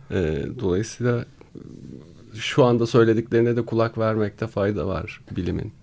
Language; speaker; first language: Turkish; native; Turkish